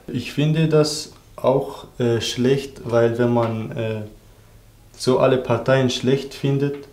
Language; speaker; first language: German; non-native, fluent; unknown